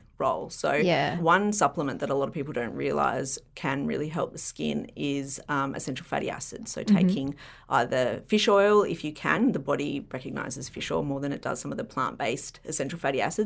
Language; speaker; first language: English; native; English